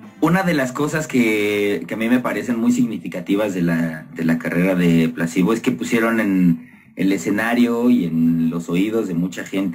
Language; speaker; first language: Spanish; native; Spanish